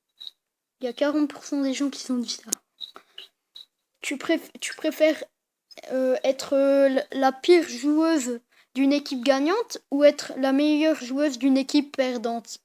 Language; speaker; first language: French; native; French